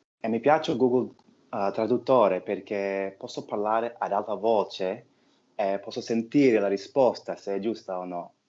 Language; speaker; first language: Italian; non-native, fluent; English